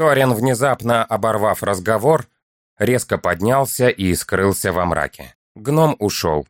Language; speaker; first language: Russian; native; Russian